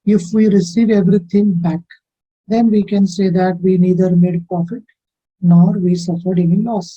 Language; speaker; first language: English; non-native, local second language; Kannada